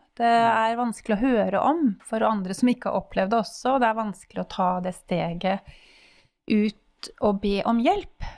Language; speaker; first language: Norwegian; native; Norwegian